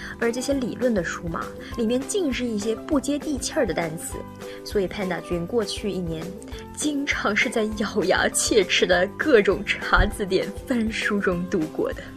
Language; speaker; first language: Chinese; native; Chinese